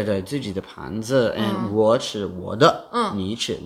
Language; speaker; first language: Chinese; non-native, learner; English